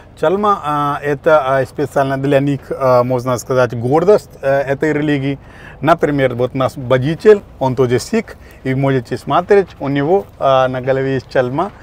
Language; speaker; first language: Russian; non-native, fluent; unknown